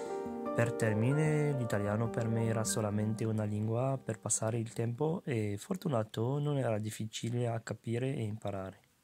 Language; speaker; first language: Italian; non-native, learner; French